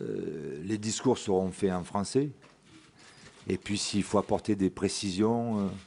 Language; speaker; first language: French; native; French